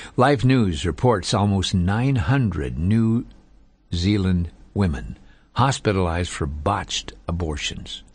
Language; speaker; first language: English; native; English